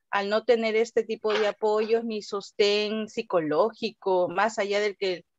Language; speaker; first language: Spanish; native; Spanish